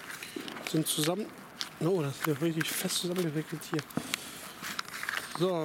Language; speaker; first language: German; native; German